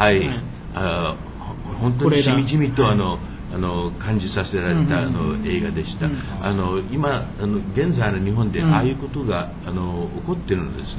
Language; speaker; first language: Japanese; early bilingual, heritage; English